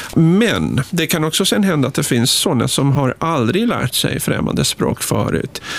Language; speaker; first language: Swedish; non-native, fluent; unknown